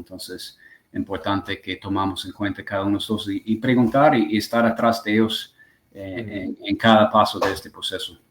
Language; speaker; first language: Spanish; non-native, fluent; English